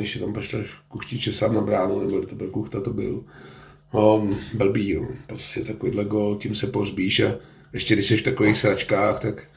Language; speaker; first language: Czech; native; Czech